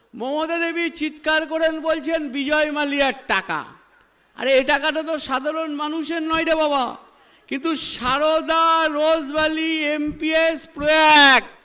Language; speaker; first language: Bangla; native; Bangla